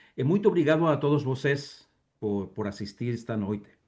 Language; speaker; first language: Portuguese; non-native, fluent; Spanish